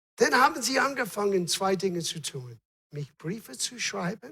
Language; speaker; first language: German; non-native, fluent; English